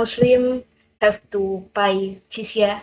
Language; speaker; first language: English; non-native, learner; Indonesian